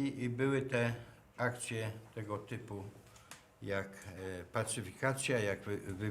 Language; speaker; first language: Polish; native; Polish